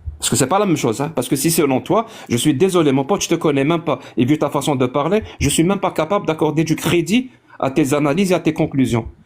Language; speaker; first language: French; non-native, local second language; Arabic